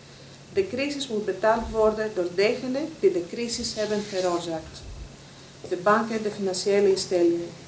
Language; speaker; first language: Dutch; non-native, fluent; Greek